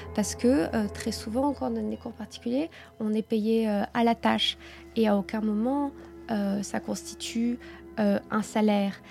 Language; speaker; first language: French; native; French